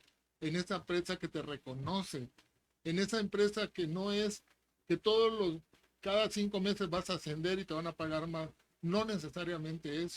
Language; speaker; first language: Spanish; native; Spanish